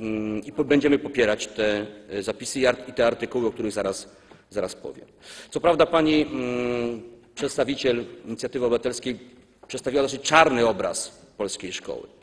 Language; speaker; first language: Polish; native; Polish